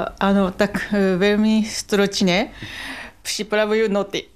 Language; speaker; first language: Czech; non-native, fluent; Japanese